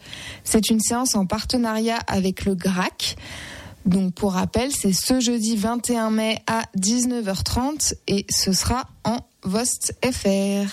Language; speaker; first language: French; native; French